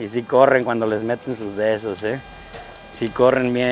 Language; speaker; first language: Spanish; native; Spanish